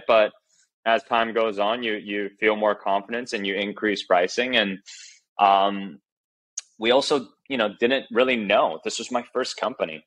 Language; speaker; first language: English; early bilingual, other home language; Chinese